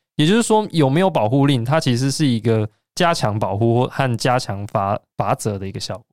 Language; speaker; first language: Chinese; native; Chinese